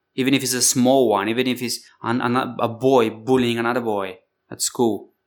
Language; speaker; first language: English; non-native, fluent; Bulgarian